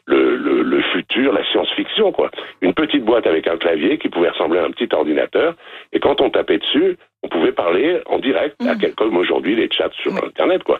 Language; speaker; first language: French; native; French